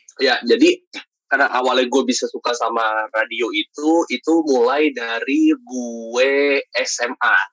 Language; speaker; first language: Indonesian; native; Indonesian